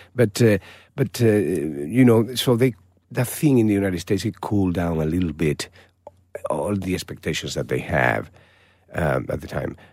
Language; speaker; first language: English; non-native, fluent; Spanish